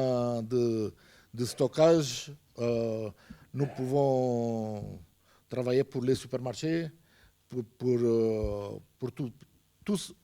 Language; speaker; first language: French; non-native, fluent; Portuguese